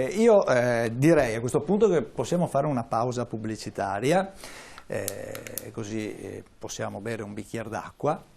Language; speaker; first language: Italian; native; Italian